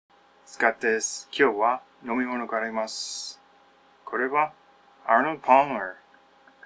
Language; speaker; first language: Japanese; non-native, learner; English